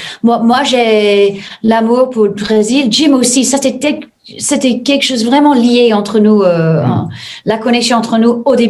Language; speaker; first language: French; non-native, fluent; English